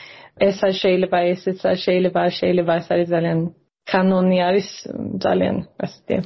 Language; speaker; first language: Georgian; early bilingual, heritage; Georgian